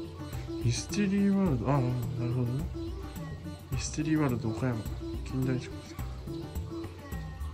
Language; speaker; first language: Japanese; native; Japanese